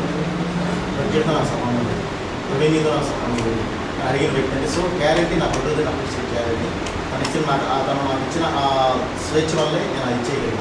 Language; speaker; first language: Telugu; native; Telugu